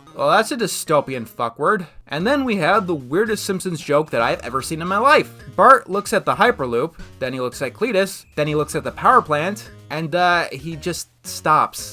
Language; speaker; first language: English; native; English